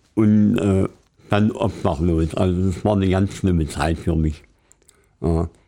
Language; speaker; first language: German; native; German